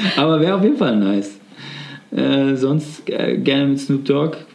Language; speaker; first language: German; native; German